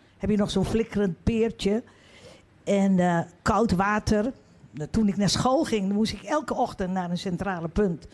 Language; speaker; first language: Dutch; early bilingual, other home language; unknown